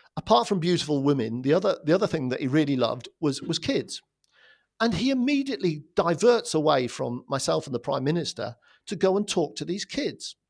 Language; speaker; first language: English; native; English